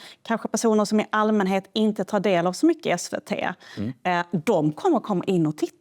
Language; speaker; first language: Swedish; native; Swedish